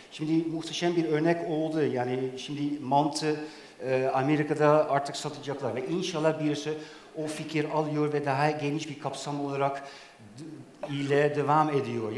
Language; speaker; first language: Turkish; non-native, fluent; Dutch